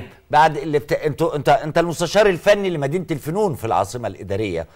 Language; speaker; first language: Arabic; native; Arabic